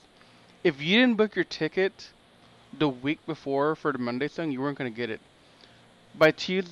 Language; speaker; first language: English; native; English